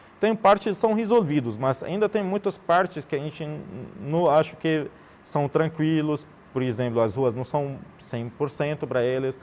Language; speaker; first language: Portuguese; non-native, fluent; Arabic